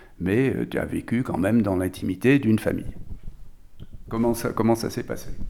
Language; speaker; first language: French; native; French